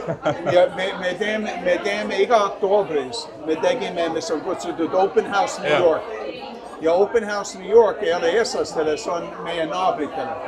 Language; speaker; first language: Estonian; early bilingual, heritage; Estonian